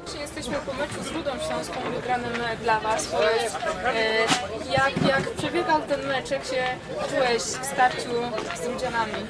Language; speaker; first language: Polish; native; Polish